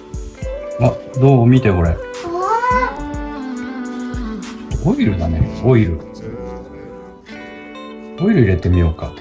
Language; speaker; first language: Japanese; native; Japanese